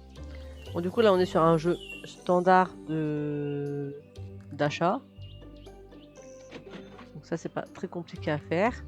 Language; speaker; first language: French; native; French